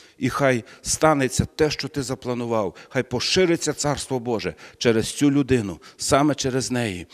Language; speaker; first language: Ukrainian; native; Ukrainian